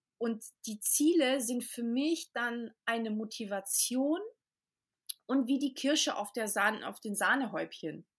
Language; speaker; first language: German; early bilingual, other home language; Portuguese